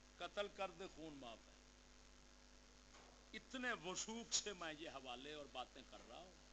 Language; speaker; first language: Urdu; native; Urdu